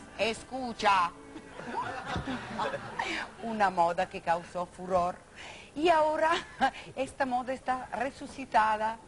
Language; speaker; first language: Spanish; native; Spanish